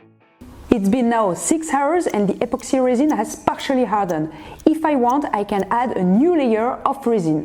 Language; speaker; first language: English; non-native, fluent; French